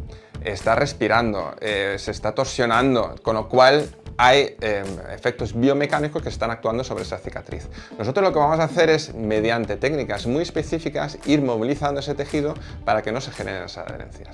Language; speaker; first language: Spanish; native; Spanish